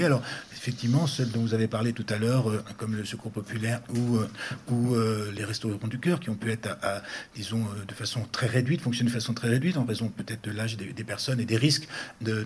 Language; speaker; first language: French; native; French